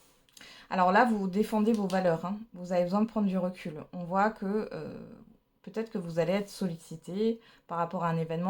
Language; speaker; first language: French; native; French